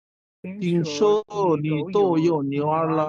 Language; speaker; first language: Chinese; non-native, learner; Bangla